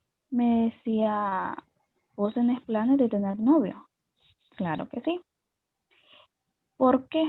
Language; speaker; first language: Spanish; native; Spanish